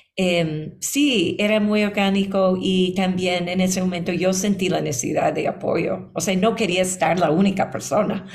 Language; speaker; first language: Spanish; non-native, fluent; English